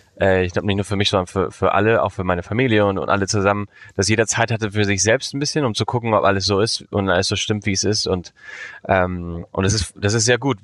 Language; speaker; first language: German; early bilingual, heritage; Spanish